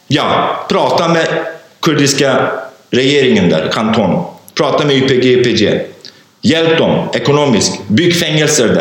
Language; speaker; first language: Swedish; non-native, fluent; Kurdish